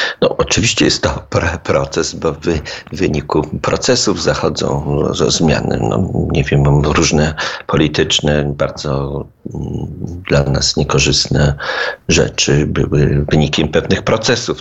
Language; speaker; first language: Polish; native; Polish